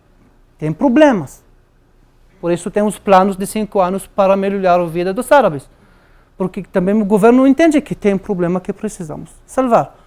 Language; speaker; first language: Portuguese; non-native, learner; Arabic